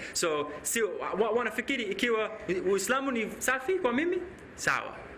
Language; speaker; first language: Swahili; non-native, learner; English